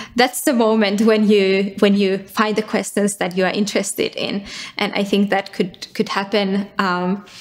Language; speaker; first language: English; non-native, fluent; Finnish